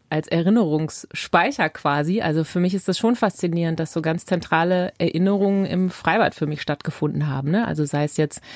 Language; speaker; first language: German; native; German